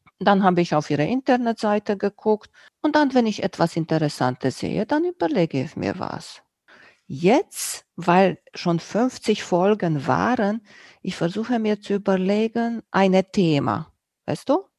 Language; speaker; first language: German; non-native, fluent; Romanian